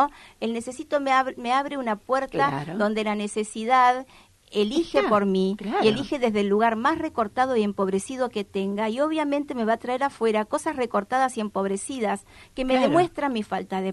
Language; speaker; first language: Spanish; native; Spanish